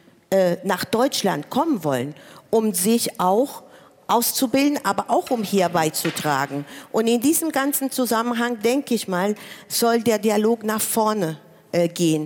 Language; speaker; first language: German; non-native, fluent; Spanish